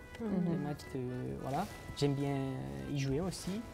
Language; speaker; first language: French; non-native, fluent; Uzbek